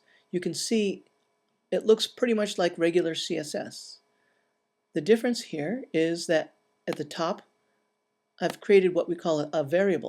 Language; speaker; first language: English; native; English